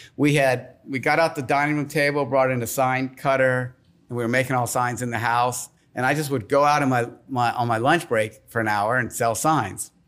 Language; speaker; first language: English; native; English